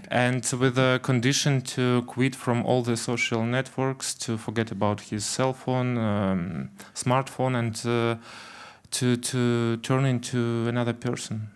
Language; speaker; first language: English; non-native, fluent; Ukrainian